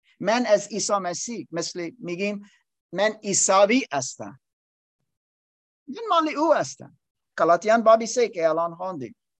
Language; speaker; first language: Persian; non-native, learner; English